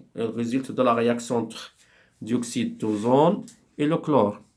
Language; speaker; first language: French; non-native, local second language; Arabic